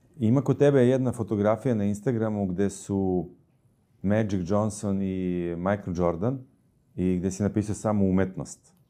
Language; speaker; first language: Serbian; native; Serbian